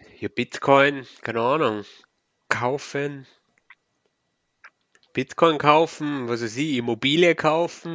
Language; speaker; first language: German; native; German